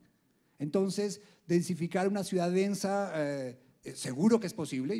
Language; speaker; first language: Spanish; native; Spanish